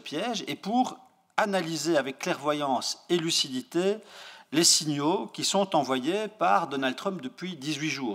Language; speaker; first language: French; native; French